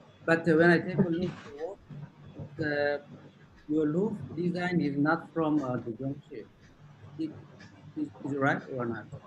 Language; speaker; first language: English; non-native, learner; Japanese